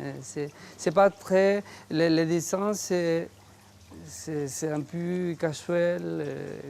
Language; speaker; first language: French; non-native, fluent; Spanish